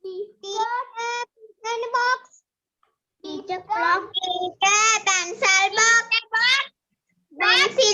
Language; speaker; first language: English; non-native, learner; Sinhala